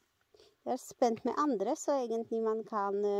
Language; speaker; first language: Norwegian; non-native, learner; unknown